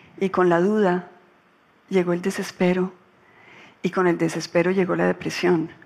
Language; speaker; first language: Spanish; native; Spanish